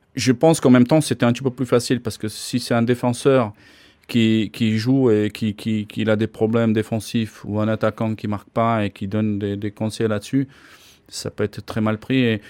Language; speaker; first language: French; non-native, fluent; Slovak